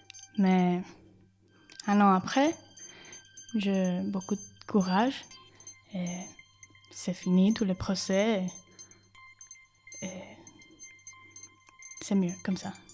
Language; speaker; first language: French; non-native, learner; Spanish